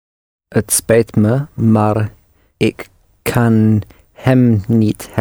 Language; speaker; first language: Dutch; non-native, learner; English